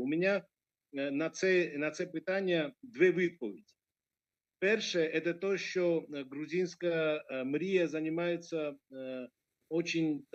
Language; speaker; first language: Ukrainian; non-native, fluent; Georgian